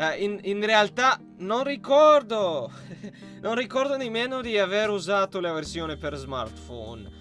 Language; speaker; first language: Italian; non-native, learner; Russian